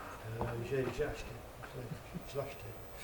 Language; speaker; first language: French; non-native, learner; English